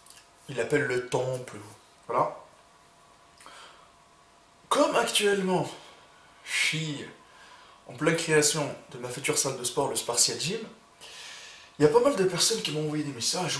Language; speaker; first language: French; native; French